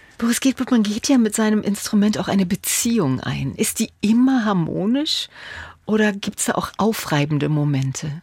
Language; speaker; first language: German; native; German